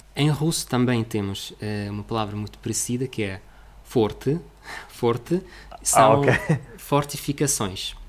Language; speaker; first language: Portuguese; non-native, fluent; Russian